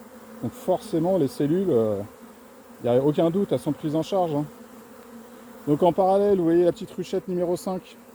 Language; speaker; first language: French; native; French